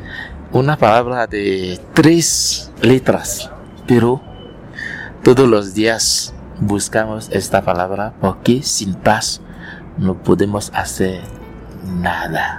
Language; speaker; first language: Spanish; non-native, learner; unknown